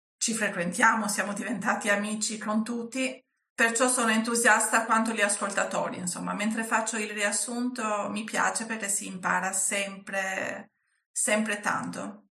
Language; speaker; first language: Italian; non-native, fluent; Albanian